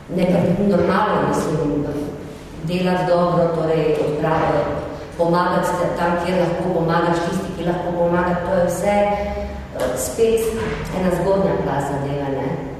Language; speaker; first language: Slovenian; native; Slovenian